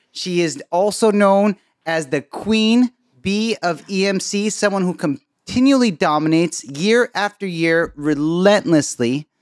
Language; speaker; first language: English; native; English